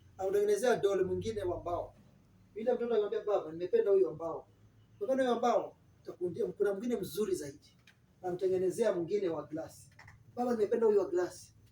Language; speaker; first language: Swahili; non-native, local second language; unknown